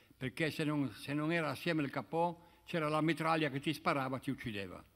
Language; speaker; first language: Italian; native; Italian